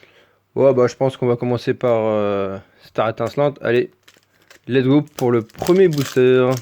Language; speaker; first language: French; native; French